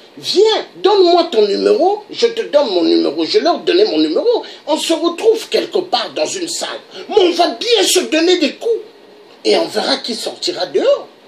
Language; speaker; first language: French; non-native, local second language; Lingala